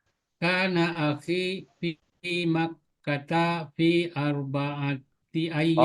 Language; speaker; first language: Arabic; non-native, learner; Indonesian